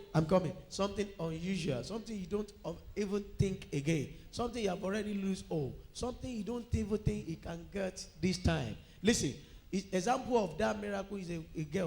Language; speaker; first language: English; non-native, local second language; Yoruba